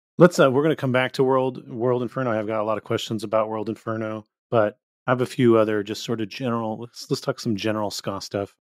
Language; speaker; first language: English; native; English